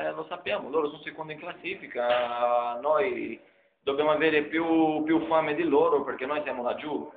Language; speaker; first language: Italian; non-native, fluent; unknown